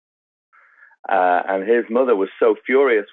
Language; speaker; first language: English; native; English